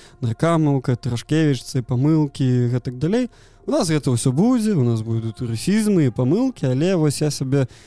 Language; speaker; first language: Belarusian; non-native, local second language; Russian